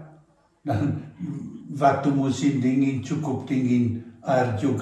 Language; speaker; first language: Indonesian; non-native, learner; German